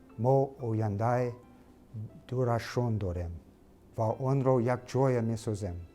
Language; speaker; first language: Tajik; non-native, learner; English